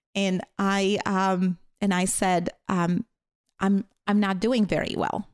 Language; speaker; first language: English; non-native, fluent; Latvian